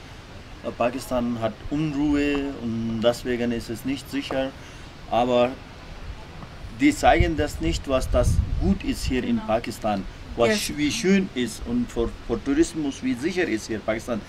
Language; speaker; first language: German; non-native, learner; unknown